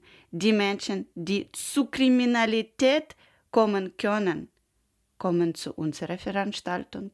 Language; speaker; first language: German; non-native, learner; Ukrainian